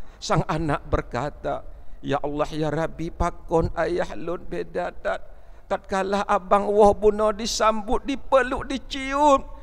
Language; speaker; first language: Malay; non-native, local second language; Achinese